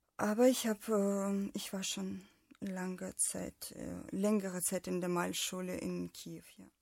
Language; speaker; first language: German; non-native, fluent; Russian